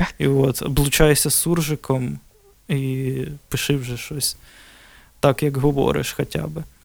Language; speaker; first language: Ukrainian; non-native, local second language; Russian